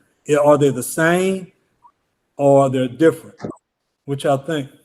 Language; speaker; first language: English; native; English